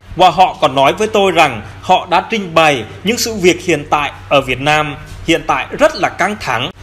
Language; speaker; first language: Vietnamese; non-native, local second language; Jarai